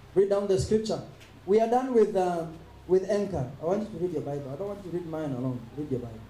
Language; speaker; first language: English; non-native, local second language; Swahili